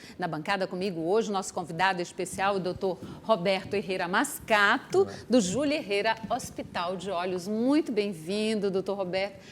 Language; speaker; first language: Portuguese; native; Portuguese